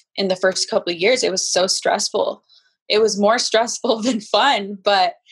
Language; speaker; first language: English; native; English